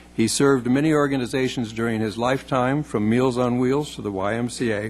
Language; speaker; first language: English; native; English